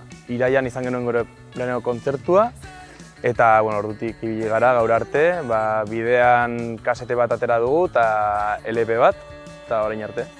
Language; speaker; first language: Basque; native; Basque